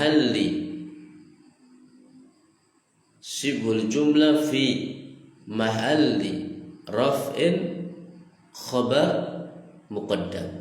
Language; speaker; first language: Arabic; non-native, fluent; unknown